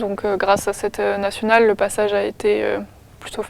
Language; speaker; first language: French; native; French